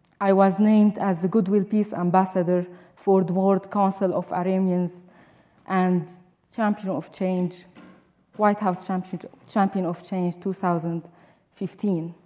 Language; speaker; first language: English; non-native, fluent; Arabic